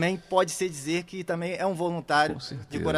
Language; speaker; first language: Portuguese; native; Portuguese